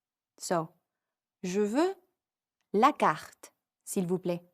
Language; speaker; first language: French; non-native, fluent; English